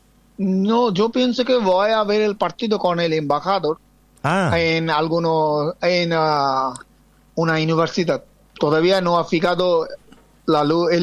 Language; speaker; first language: Spanish; non-native, fluent; Bangla